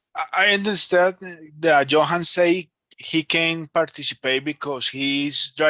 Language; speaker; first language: English; non-native, learner; Spanish